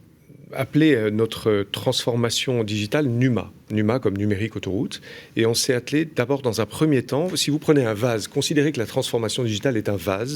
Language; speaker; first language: French; native; French